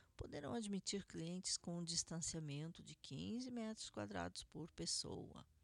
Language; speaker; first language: Portuguese; native; Portuguese